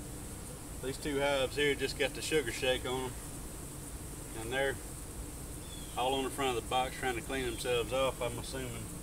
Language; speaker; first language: English; native; English